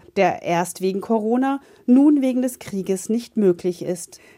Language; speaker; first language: German; non-native, fluent; Ukrainian